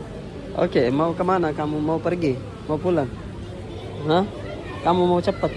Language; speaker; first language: Indonesian; non-native, learner; Urdu